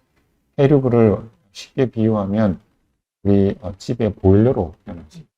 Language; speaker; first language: Korean; native; Korean